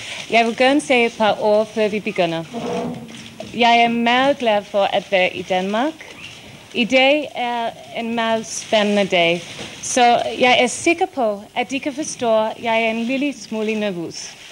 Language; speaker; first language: Danish; non-native, learner; English